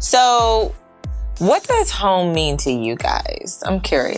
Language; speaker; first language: English; native; English